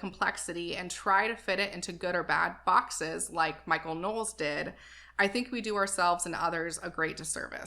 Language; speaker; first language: English; native; English